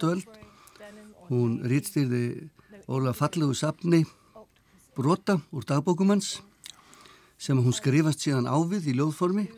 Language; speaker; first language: Icelandic; native; Icelandic